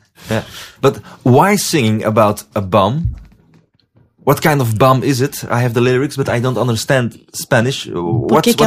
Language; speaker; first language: English; non-native, fluent; Dutch